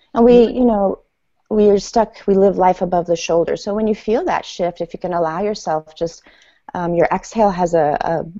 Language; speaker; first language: English; early bilingual, other home language; Persian